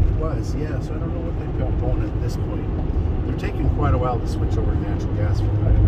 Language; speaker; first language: English; native; English